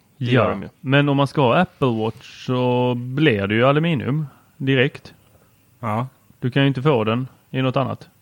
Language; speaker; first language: Swedish; native; Swedish